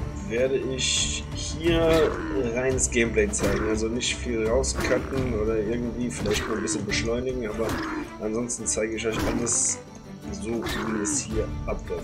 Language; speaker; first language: German; native; German